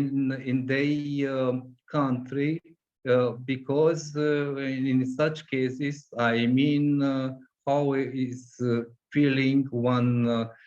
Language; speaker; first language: English; non-native, fluent; Hungarian